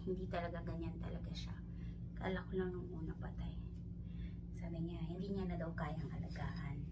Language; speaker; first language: Filipino; non-native, local second language; Hiligaynon